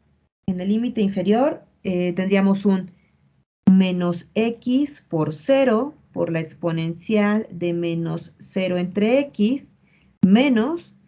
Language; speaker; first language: Spanish; native; Spanish